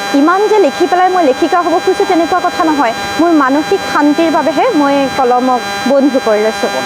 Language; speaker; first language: Assamese; native; Assamese